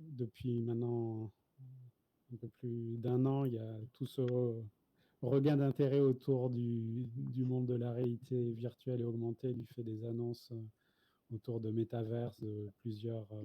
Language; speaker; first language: French; native; French